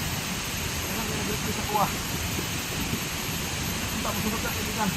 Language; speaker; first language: Filipino; non-native, local second language; Cebuano